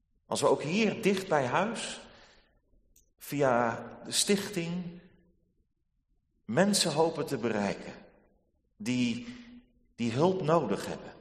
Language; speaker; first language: Dutch; native; Dutch